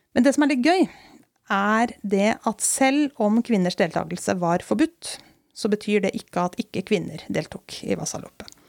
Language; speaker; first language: Norwegian; native; Norwegian